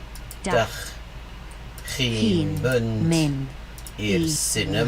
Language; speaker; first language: Welsh; non-native, learner; English